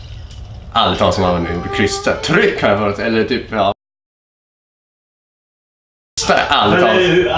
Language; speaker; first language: Swedish; native; Swedish